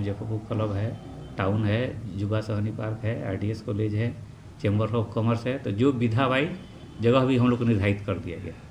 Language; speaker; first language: Hindi; native; Hindi